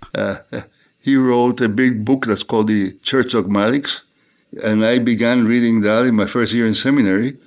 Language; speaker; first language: English; non-native, fluent; Spanish